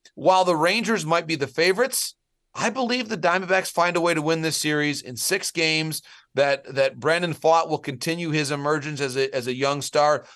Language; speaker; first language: English; native; English